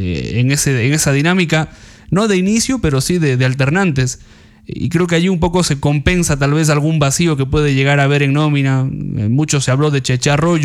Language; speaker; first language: Spanish; native; Spanish